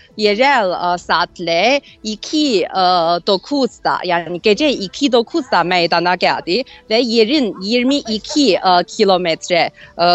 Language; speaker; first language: Turkish; non-native, fluent; Chinese